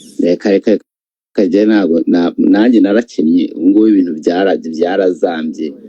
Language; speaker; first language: Kinyarwanda; native; Kinyarwanda